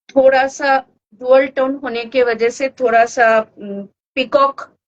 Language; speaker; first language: Hindi; non-native, local second language; Bangla